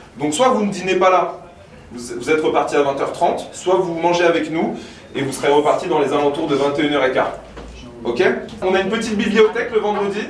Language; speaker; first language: French; native; French